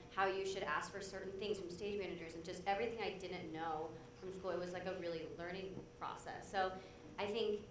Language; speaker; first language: English; native; English